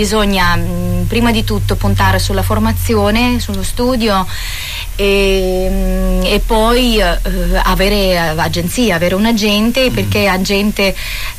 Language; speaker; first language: Italian; non-native, fluent; Russian